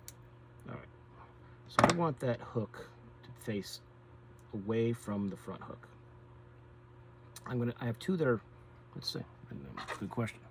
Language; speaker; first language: English; native; English